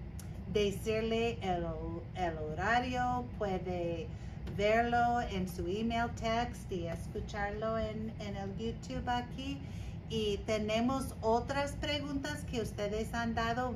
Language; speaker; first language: Spanish; non-native, learner; English